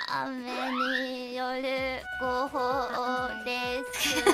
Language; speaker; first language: Japanese; non-native, fluent; Indonesian